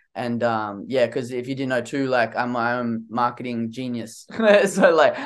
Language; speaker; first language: English; native; English